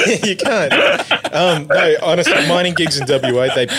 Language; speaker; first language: English; native; English